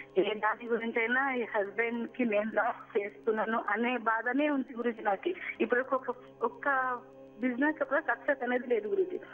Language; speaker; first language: Telugu; non-native, local second language; Marathi